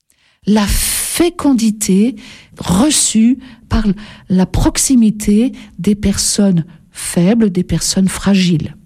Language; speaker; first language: French; native; French